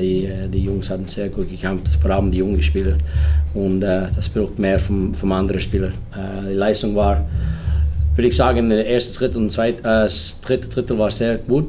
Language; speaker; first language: German; non-native, learner; English